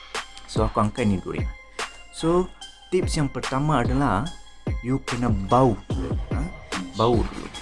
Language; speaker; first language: Malay; native; Malay